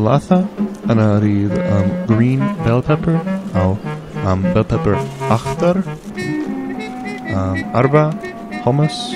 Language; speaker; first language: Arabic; non-native, learner; English